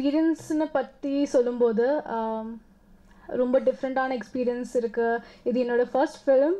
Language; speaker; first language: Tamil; non-native, fluent; Malayalam